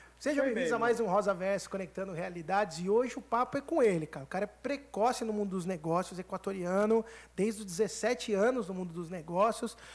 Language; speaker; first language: Portuguese; native; Portuguese